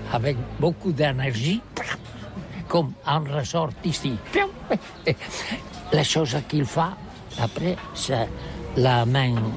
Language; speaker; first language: French; non-native, learner; Catalan